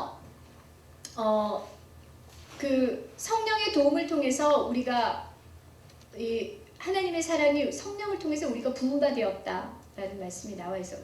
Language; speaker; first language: Korean; native; Korean